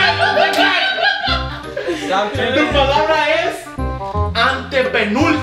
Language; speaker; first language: Spanish; early bilingual, heritage; Spanish